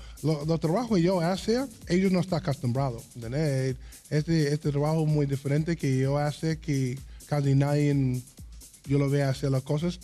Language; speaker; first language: Spanish; non-native, learner; English